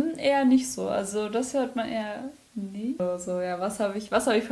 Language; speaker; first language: German; native; German